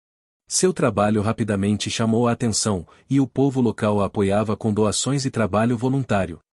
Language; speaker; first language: Portuguese; native; Portuguese